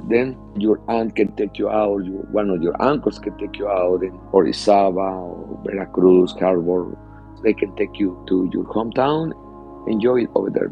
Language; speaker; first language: English; non-native, fluent; Spanish